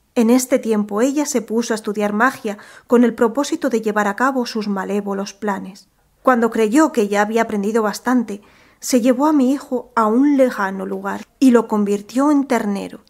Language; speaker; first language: Spanish; native; Spanish